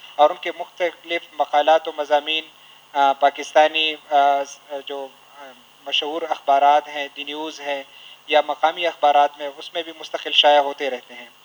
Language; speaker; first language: Urdu; non-native, local second language; Pashto